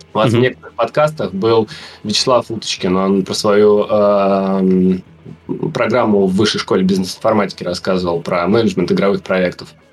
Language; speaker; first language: Russian; native; Russian